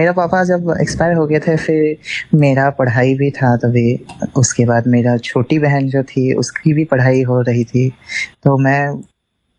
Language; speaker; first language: Hindi; non-native, local second language; Assamese